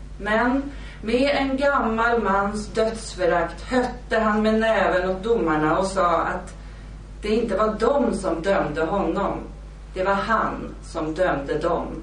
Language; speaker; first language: Swedish; native; Swedish